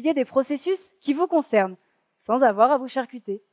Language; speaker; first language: French; native; French